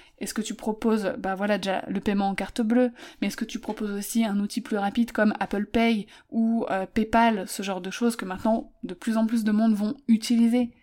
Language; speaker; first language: French; native; French